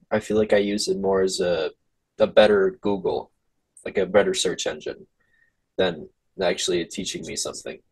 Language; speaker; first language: English; early bilingual, other home language; Russian